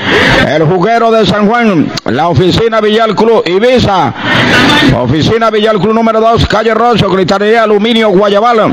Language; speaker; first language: Spanish; native; Spanish